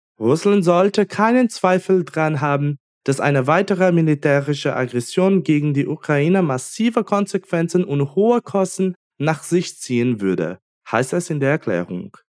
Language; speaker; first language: German; non-native, fluent; Portuguese